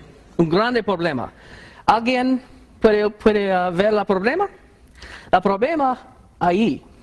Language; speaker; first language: Spanish; non-native, learner; English